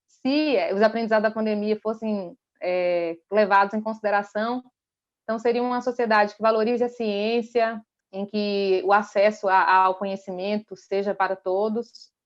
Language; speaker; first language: Portuguese; native; Portuguese